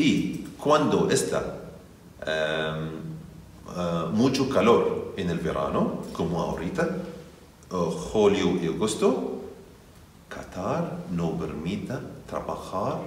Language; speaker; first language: Spanish; non-native, learner; Arabic